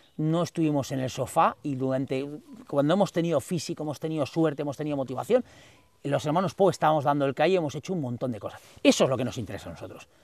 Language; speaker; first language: Spanish; native; Spanish